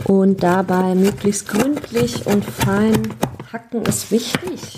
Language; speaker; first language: German; native; German